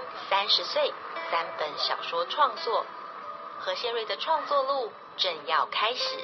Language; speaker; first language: Chinese; native; Chinese